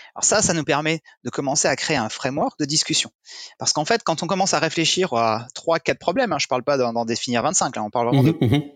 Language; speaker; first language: French; native; French